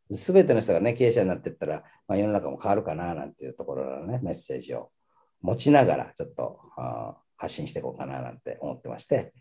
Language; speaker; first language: Japanese; early bilingual, heritage; Japanese